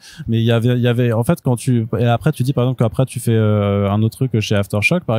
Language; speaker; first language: French; native; French